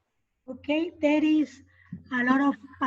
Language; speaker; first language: English; non-native, learner; Spanish